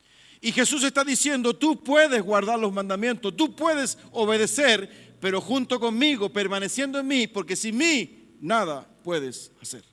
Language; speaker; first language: Spanish; native; Spanish